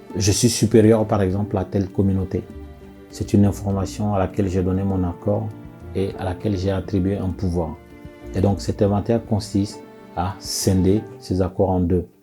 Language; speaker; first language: French; non-native, local second language; Bambara